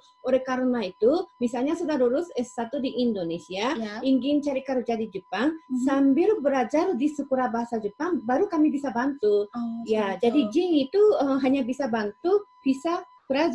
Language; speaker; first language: Indonesian; non-native, fluent; Japanese